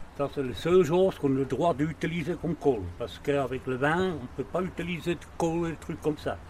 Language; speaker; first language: French; non-native, local second language; Swiss German